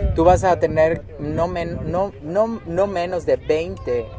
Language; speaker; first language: Spanish; native; Spanish